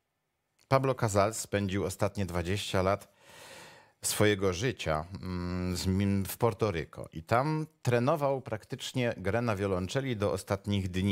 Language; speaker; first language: Polish; native; Polish